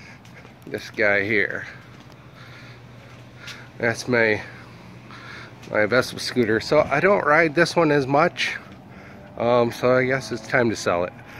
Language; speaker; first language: English; native; English